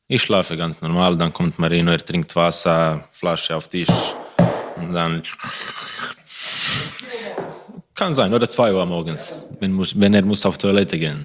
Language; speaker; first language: German; non-native, learner; Croatian